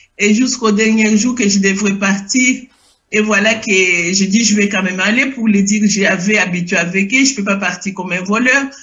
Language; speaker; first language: French; non-native, local second language; Lingala